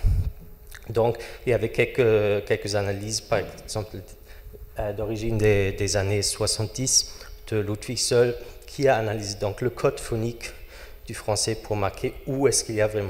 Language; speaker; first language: French; non-native, fluent; German